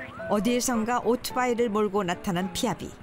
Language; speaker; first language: Korean; native; Korean